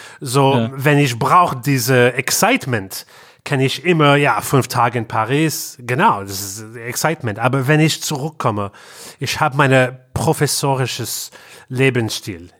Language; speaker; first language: German; non-native, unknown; English